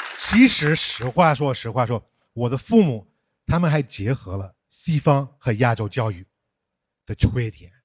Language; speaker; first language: Chinese; non-native, fluent; English